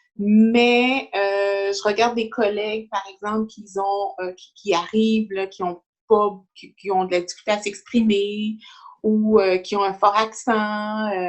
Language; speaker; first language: French; early bilingual, other home language; Haitian Creole